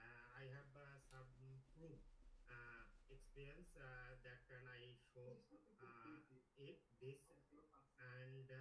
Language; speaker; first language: English; non-native, learner; Bangla